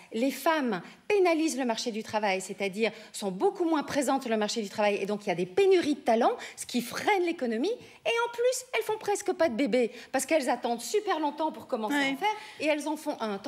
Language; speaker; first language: French; native; French